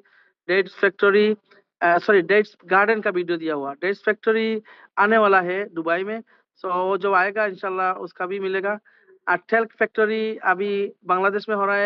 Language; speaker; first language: Hindi; non-native, learner; Bangla